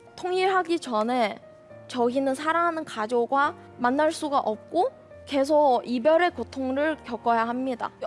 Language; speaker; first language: Korean; non-native, fluent; Chinese